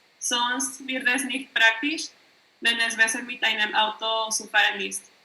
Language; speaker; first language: German; non-native, learner; Spanish